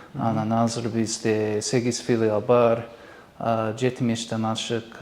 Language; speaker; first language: Kyrgyz; non-native, learner; English